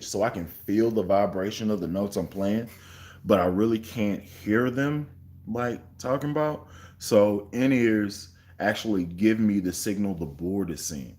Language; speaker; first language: English; native; English